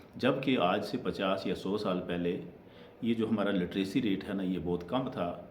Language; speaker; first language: Urdu; non-native, local second language; Pahari-Potwari